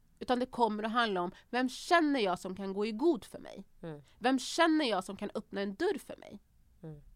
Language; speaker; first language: Swedish; early bilingual, other home language; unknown